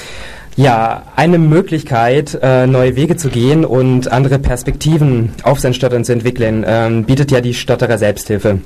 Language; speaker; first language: German; native; German